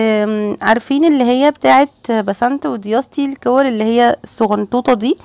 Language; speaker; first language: Arabic; native; Arabic